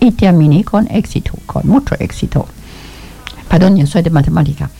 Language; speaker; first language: Spanish; non-native, learner; German